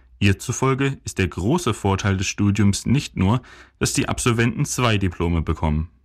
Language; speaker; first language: German; native; German